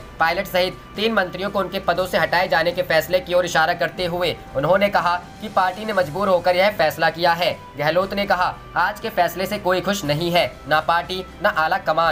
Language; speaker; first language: Hindi; native; Hindi